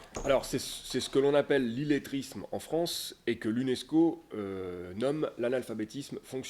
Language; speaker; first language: French; native; French